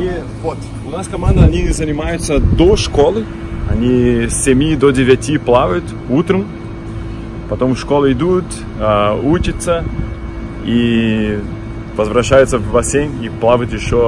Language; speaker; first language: Russian; non-native, fluent; Portuguese